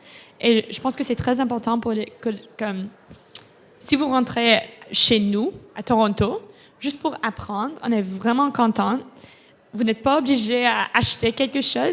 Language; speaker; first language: French; non-native, local second language; English